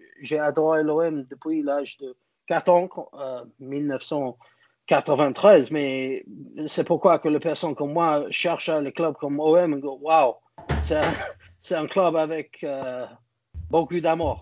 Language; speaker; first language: French; non-native, learner; English